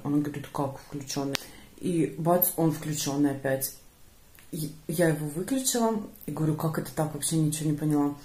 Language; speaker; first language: Russian; native; Russian